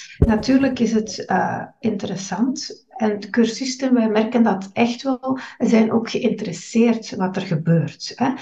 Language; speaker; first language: Dutch; native; Dutch